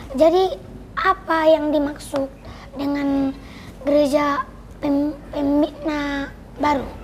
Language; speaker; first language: Indonesian; native; Indonesian